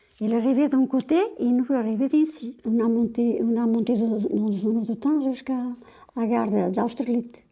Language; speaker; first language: French; non-native, fluent; Portuguese